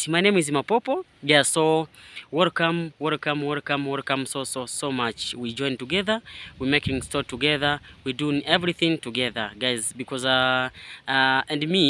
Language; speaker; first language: English; non-native, learner; Swahili